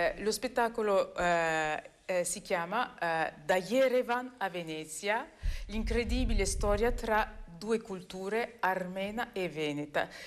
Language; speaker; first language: Italian; non-native, fluent; Armenian